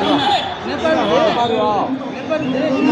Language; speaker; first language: Japanese; non-native, learner; Nepali